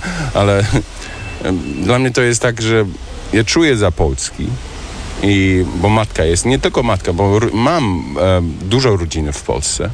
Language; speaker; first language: Polish; early bilingual, heritage; German